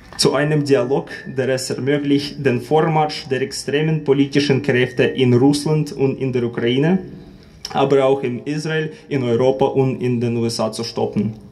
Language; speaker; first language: German; non-native, fluent; Ukrainian